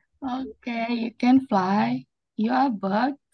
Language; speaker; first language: English; non-native, learner; Indonesian